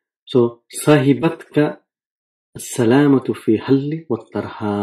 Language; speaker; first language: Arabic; non-native, fluent; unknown